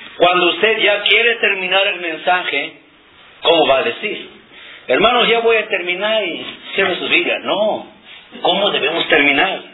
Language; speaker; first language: Spanish; non-native, local second language; Nahuatl languages